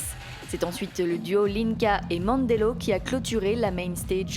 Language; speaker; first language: French; native; French